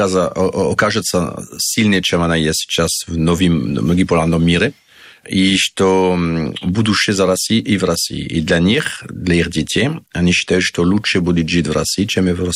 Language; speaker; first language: Russian; non-native, learner; French